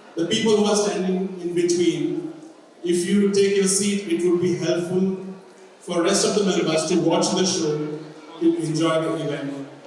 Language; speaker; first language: English; non-native, local second language; Marathi